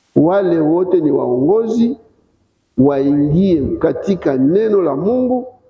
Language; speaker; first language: Swahili; non-native, local second language; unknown